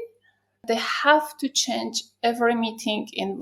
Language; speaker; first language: English; non-native, learner; Persian